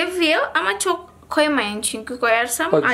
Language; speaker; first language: Turkish; non-native, learner; Indonesian